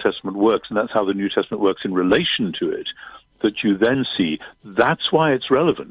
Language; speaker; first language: English; native; English